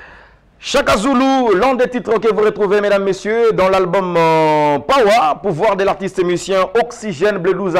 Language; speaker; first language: French; non-native, local second language; Swahili